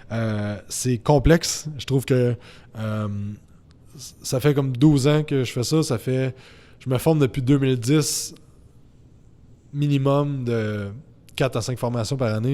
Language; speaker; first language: French; native; French